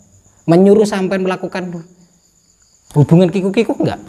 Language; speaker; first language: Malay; non-native, local second language; Javanese